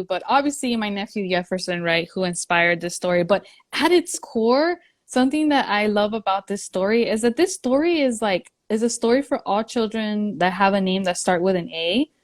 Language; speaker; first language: English; early bilingual, other home language; Spanish